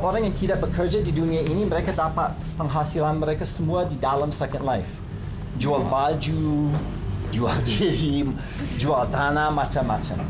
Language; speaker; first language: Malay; non-native, fluent; English